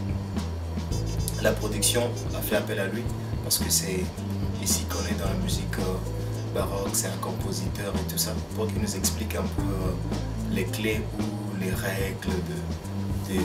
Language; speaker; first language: French; non-native, local second language; Lingala